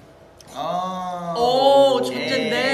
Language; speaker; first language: Korean; native; Korean